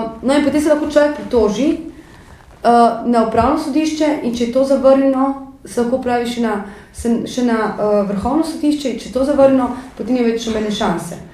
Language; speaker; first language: Slovenian; native; Slovenian